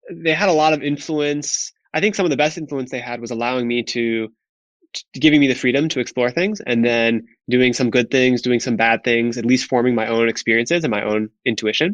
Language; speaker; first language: English; native; English